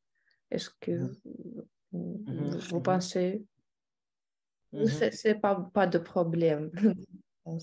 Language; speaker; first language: French; non-native, fluent; Russian